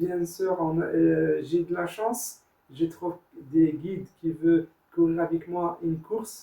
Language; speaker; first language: French; non-native, learner; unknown